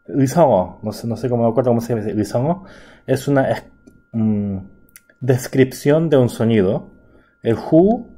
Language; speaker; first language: Spanish; non-native, fluent; Korean